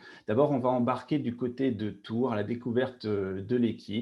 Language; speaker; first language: French; native; French